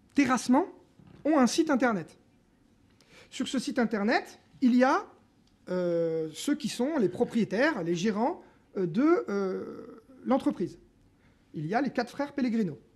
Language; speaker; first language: French; native; French